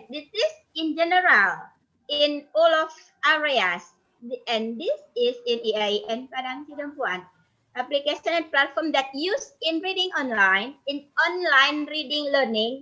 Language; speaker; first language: English; non-native, fluent; Indonesian